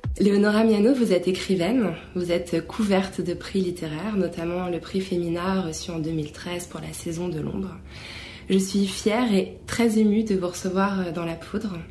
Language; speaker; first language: French; native; French